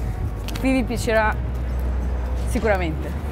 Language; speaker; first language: Italian; non-native, fluent; Russian